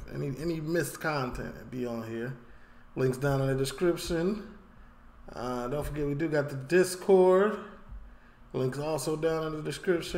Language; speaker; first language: English; native; English